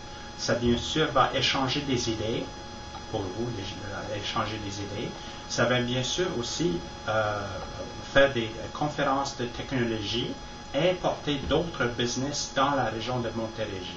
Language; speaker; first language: French; non-native, fluent; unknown